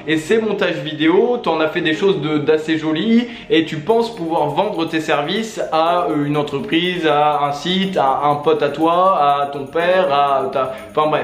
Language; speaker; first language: French; native; French